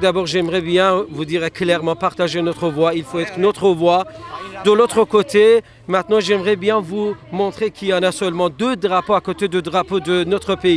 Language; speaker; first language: French; non-native, fluent; Persian